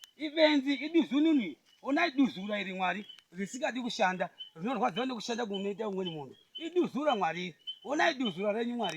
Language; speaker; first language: Shona; native; Shona